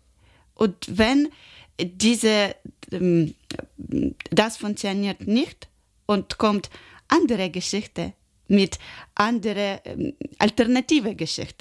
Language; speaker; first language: German; non-native, learner; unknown